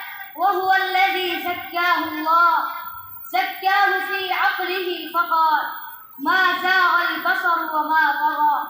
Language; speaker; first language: Arabic; non-native, learner; Urdu